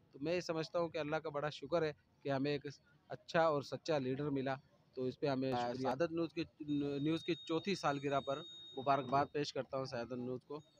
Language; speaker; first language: Urdu; non-native, local second language; Sindhi